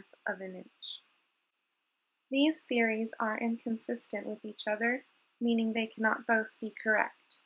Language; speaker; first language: English; native; English